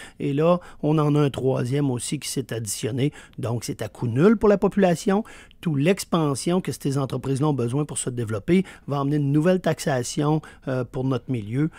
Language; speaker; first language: French; native; French